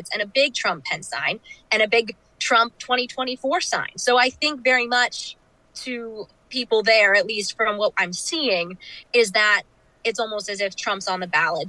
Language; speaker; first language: English; native; English